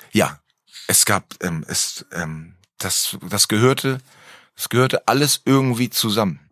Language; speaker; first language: German; native; German